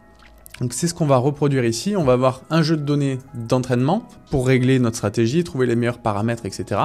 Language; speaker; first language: French; native; French